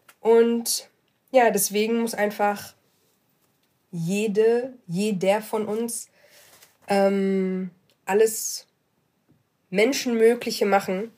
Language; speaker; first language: German; early bilingual, other home language; Arabic